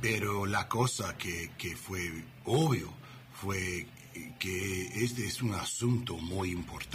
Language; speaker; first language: Spanish; non-native, learner; English